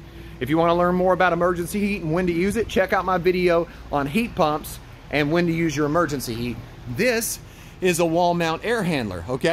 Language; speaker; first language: English; native; English